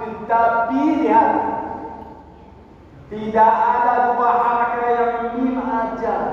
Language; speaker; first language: Indonesian; non-native, learner; Arabic